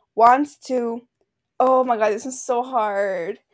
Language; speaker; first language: English; early bilingual, other home language; Spanish